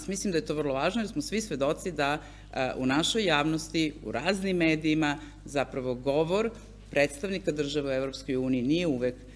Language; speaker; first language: Serbian; native; Serbian